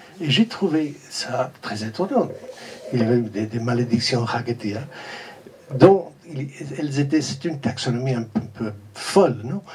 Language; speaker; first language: French; non-native, fluent; English